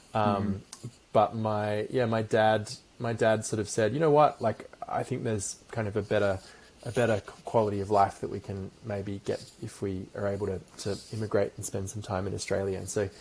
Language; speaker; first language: English; native; English